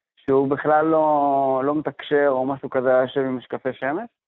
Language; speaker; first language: Hebrew; native; Hebrew